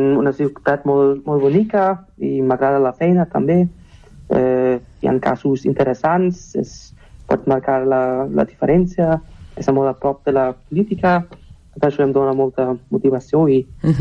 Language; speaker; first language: Catalan; non-native, fluent; German